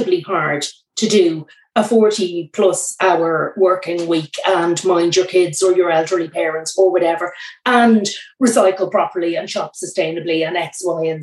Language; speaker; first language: English; native; English